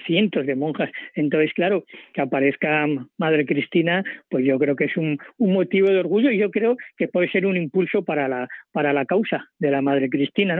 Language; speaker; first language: Spanish; native; Spanish